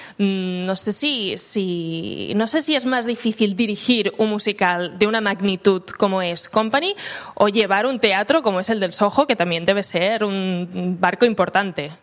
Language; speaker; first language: Spanish; non-native, local second language; Catalan